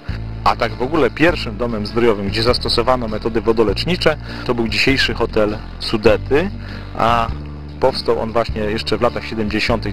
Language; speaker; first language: Polish; native; Polish